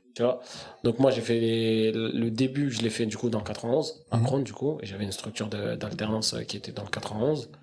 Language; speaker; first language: French; native; French